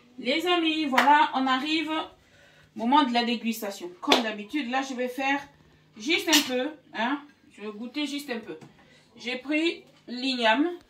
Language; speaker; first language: French; non-native, local second language; Fang